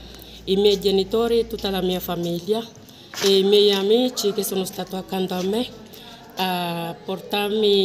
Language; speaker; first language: Italian; non-native, fluent; Swahili